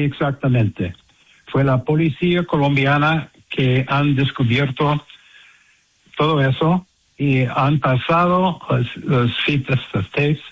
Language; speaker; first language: Spanish; non-native, learner; English